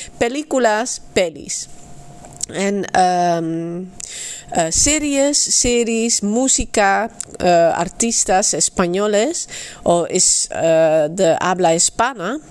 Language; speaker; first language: Spanish; non-native, fluent; Dutch